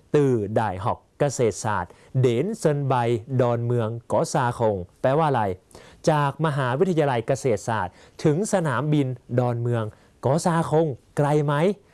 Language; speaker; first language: Thai; native; Thai